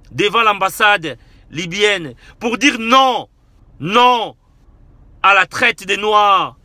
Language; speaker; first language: French; non-native, local second language; Lingala